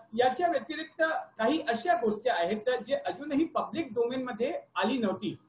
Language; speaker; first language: Marathi; non-native, local second language; Hindi